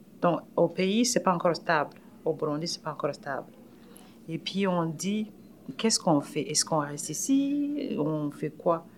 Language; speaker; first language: French; non-native, local second language; Rundi